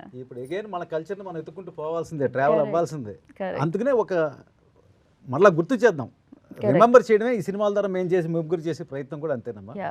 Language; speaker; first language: Telugu; native; Telugu